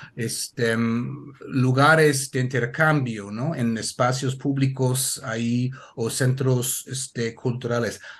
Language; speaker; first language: Spanish; non-native, fluent; English